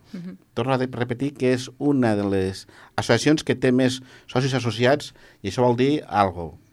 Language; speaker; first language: Catalan; native; Catalan